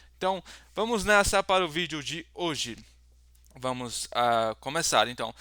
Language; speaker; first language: Portuguese; native; Portuguese